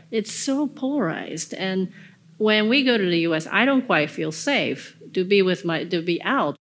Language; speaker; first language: English; early bilingual, other home language; Korean